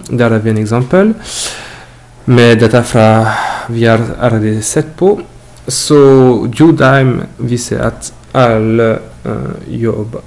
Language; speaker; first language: Norwegian; non-native, learner; French